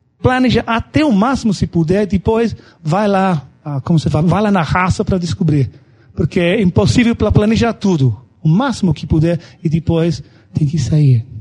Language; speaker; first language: Portuguese; non-native, fluent; English